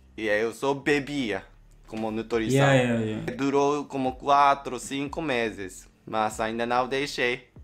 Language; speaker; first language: Portuguese; non-native, learner; Japanese